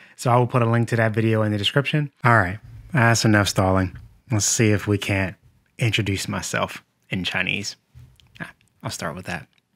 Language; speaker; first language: English; native; English